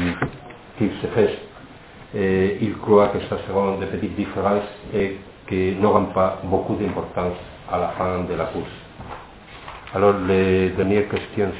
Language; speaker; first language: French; non-native, fluent; Spanish